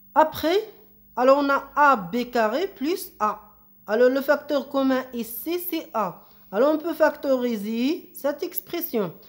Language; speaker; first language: French; non-native, local second language; Arabic